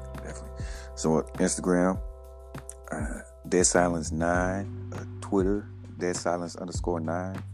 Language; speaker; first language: English; native; English